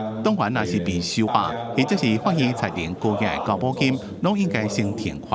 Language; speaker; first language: Chinese; native; Chinese